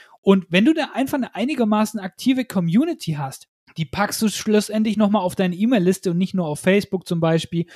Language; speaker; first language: German; native; German